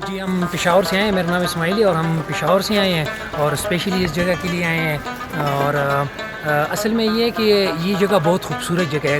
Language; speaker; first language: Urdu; non-native, local second language; Pashto